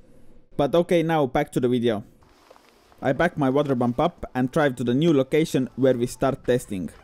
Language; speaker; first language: English; non-native, fluent; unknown